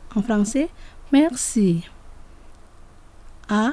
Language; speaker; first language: French; non-native, fluent; Indonesian